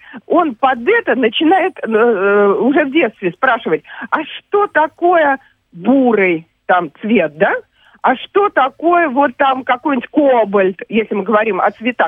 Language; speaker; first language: Russian; native; Russian